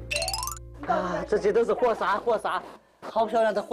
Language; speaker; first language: Chinese; native; Chinese